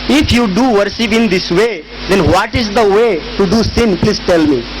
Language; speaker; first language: English; non-native, local second language; Hindi